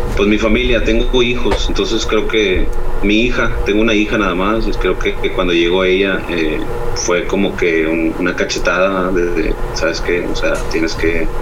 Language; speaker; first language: Spanish; native; Spanish